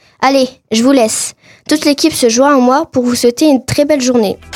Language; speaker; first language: French; native; French